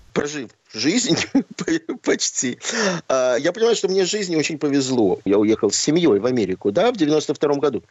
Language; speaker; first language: Russian; native; Russian